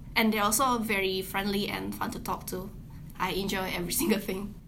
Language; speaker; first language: English; non-native, fluent; Indonesian